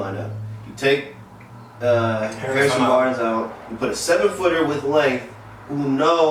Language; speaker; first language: English; native; English